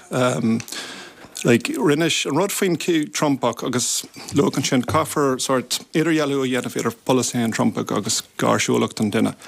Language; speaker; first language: Irish; non-native, local second language; English